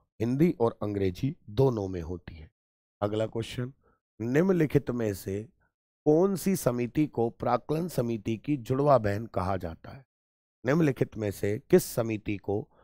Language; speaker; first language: Hindi; native; Hindi